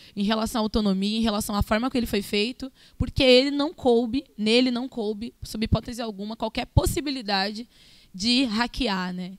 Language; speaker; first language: Portuguese; native; Portuguese